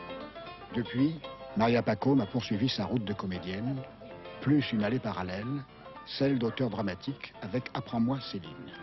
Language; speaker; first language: French; native; French